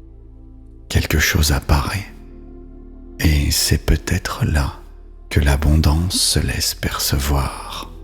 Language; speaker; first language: French; native; French